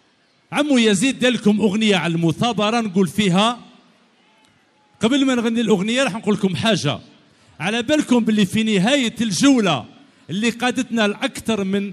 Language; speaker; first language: Arabic; native; Arabic